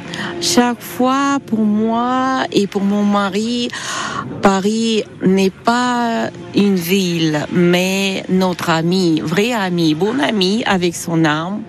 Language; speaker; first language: French; non-native, learner; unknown